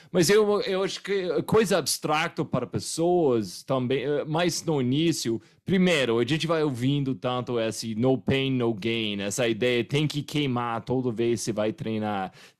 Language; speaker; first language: Portuguese; non-native, fluent; English